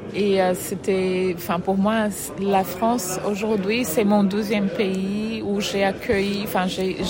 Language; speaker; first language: French; non-native, fluent; Portuguese